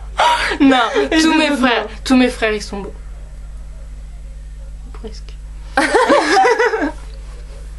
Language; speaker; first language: French; native; French